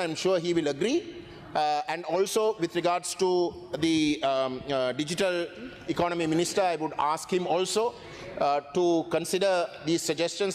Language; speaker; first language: English; non-native, local second language; Tamil